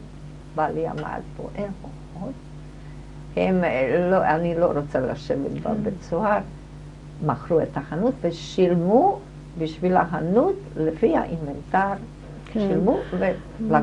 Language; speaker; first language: Hebrew; non-native, fluent; German